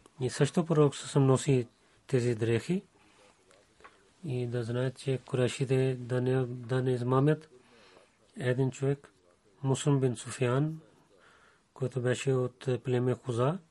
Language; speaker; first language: Bulgarian; non-native, learner; Urdu